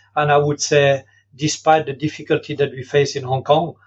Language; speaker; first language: English; non-native, fluent; French